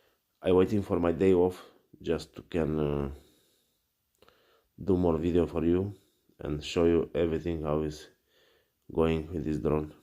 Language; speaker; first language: English; non-native, learner; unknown